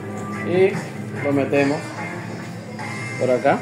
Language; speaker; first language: Spanish; native; Spanish